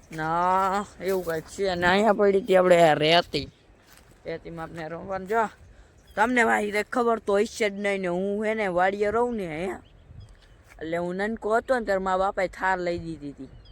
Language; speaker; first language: Gujarati; native; Gujarati